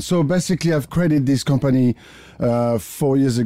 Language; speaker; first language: English; non-native, fluent; French